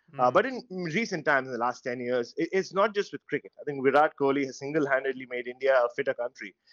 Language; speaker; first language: English; non-native, local second language; Tamil